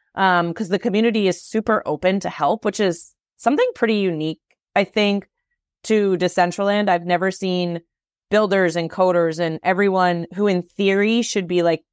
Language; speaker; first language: English; native; English